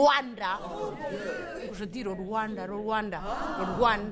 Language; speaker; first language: French; non-native, local second language; Kinyarwanda